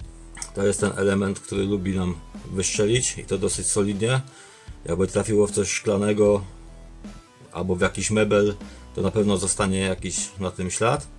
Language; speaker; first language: Polish; native; Polish